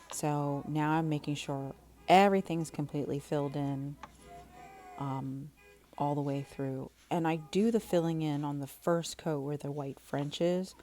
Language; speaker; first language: English; native; English